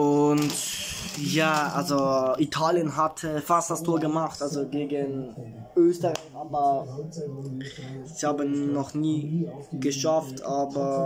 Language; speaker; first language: German; early bilingual, other home language; Italian